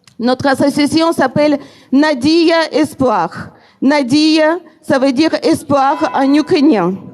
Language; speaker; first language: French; non-native, fluent; Ukrainian